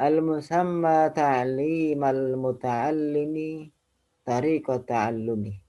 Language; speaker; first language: Arabic; non-native, fluent; Indonesian